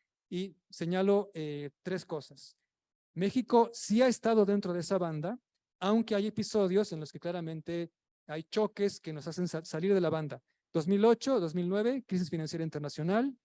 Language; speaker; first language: Spanish; native; Spanish